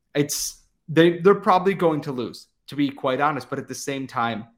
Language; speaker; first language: English; native; English